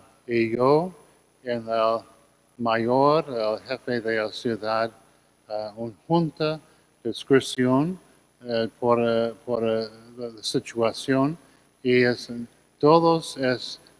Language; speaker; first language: Spanish; non-native, learner; English